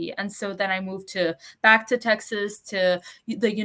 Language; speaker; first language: English; early bilingual, other home language; Spanish